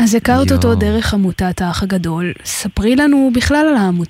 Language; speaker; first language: Hebrew; native; Hebrew